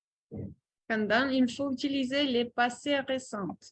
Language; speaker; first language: French; non-native, fluent; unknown